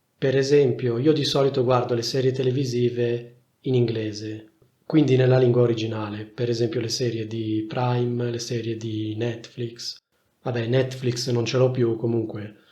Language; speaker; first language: Italian; native; Italian